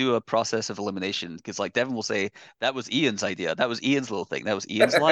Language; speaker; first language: English; native; English